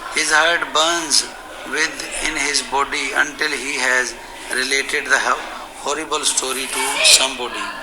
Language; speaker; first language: English; non-native, local second language; Urdu